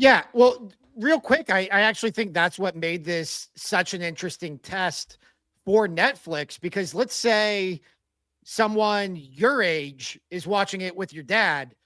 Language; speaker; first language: English; native; English